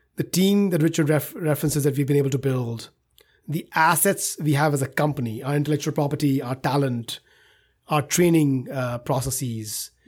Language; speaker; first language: English; non-native, local second language; Hindi